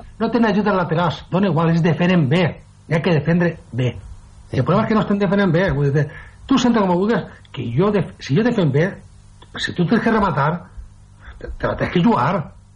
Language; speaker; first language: Catalan; native; Catalan